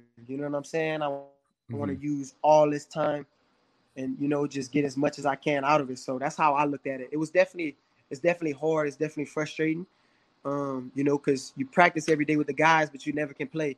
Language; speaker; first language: English; native; English